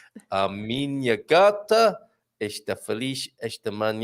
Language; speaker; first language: Portuguese; non-native, learner; English